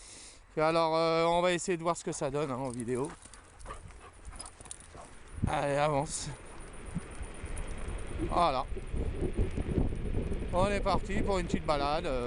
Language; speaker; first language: French; native; French